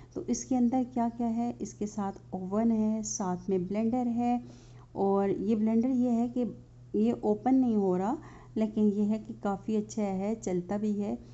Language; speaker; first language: Urdu; native; Urdu